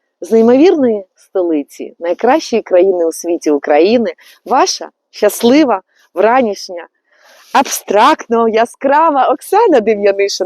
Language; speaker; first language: Ukrainian; native; Ukrainian